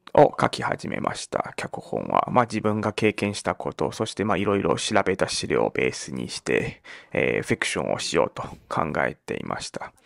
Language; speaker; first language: Japanese; non-native, fluent; Malay